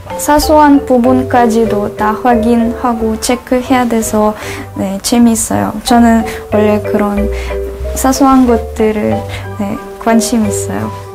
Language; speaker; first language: Korean; non-native, fluent; Russian